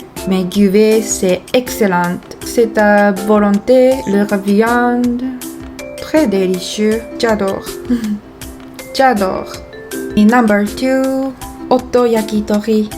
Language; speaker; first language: French; non-native, fluent; Japanese